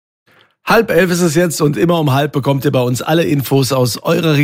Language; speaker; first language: German; native; German